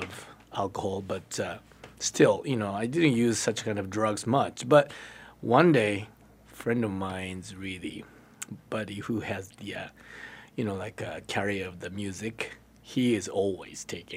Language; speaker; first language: English; non-native, learner; Japanese